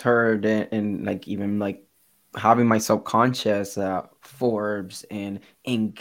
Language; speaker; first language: English; non-native, fluent; Spanish